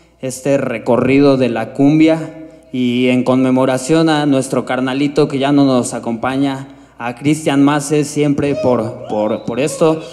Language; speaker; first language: Spanish; native; Spanish